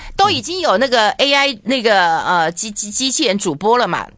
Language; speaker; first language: Chinese; native; Chinese